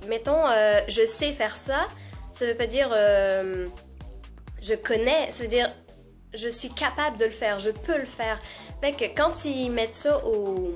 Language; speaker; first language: French; native; French